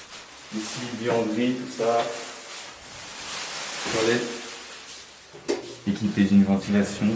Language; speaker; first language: French; native; French